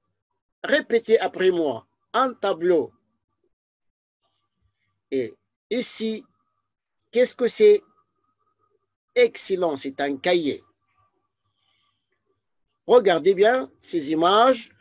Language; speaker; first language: French; non-native, fluent; Arabic